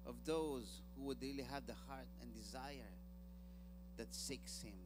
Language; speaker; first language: English; non-native, local second language; Filipino